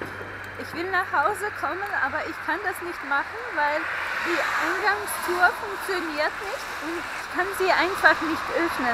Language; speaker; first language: German; non-native, fluent; Russian